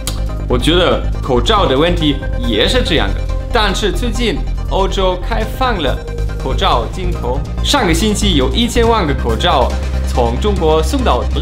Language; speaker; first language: Chinese; non-native, fluent; German